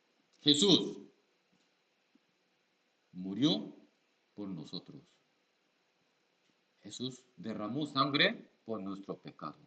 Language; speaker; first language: Spanish; non-native, learner; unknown